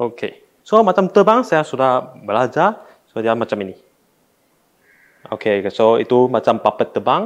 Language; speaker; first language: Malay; non-native, local second language; Chinese